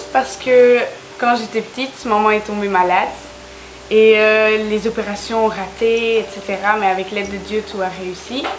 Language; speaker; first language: French; native; French